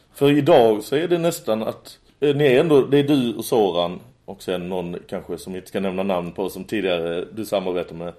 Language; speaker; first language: Swedish; native; Swedish